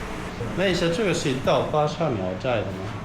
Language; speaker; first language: Chinese; non-native, learner; Japanese